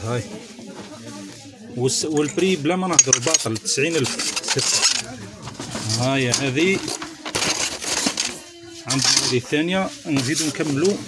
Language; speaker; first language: Arabic; native; Arabic